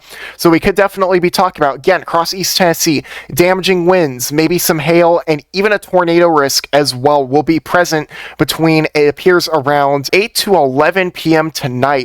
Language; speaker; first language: English; native; English